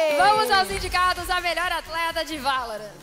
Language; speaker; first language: Portuguese; native; Portuguese